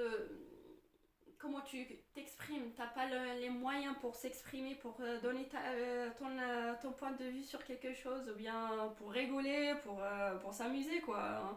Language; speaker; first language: French; non-native, fluent; Arabic